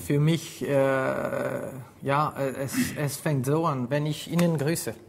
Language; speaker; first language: German; non-native, fluent; French